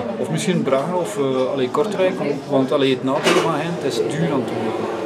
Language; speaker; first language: Dutch; non-native, local second language; French